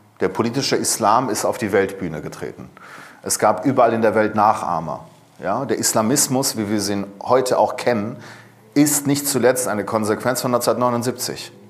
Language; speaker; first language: German; early bilingual, other home language; Persian